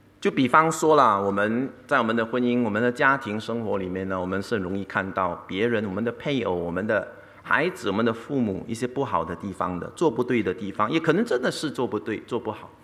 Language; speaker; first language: Chinese; native; Chinese